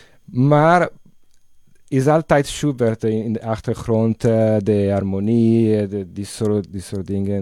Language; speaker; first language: Dutch; non-native, learner; Italian